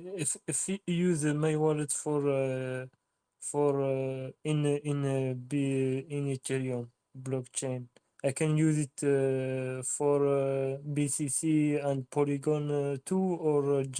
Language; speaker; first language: English; non-native, learner; French